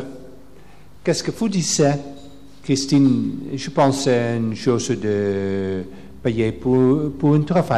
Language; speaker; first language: French; non-native, fluent; Dutch